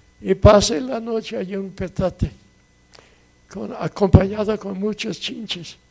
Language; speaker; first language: Spanish; non-native, fluent; English